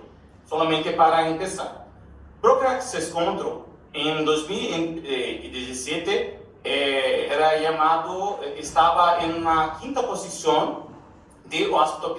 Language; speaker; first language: Spanish; non-native, learner; Portuguese